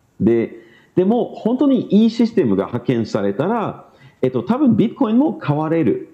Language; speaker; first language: Japanese; non-native, learner; English